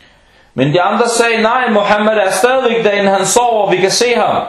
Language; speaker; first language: Danish; non-native, local second language; Arabic